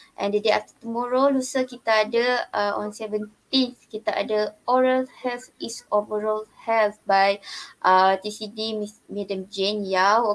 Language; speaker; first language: English; non-native, local second language; Malay